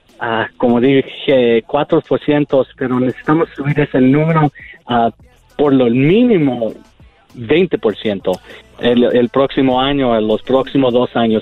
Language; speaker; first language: Spanish; early bilingual, heritage; Spanish